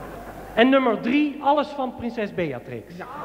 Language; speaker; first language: Dutch; native; Dutch